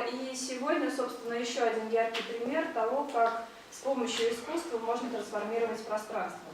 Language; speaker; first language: Russian; native; Russian